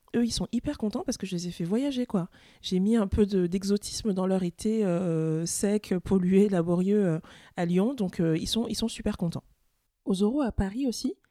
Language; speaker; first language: French; native; French